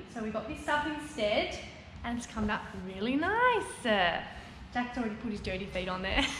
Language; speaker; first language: English; native; English